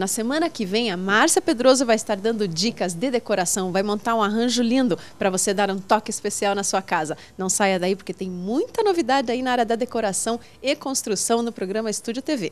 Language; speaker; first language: Portuguese; native; Portuguese